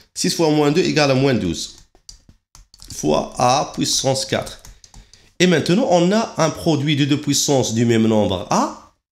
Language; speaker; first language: French; non-native, local second language; Arabic